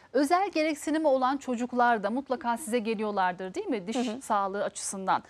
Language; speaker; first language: Turkish; early bilingual, heritage; Turkish